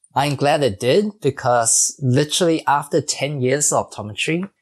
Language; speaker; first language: English; native; English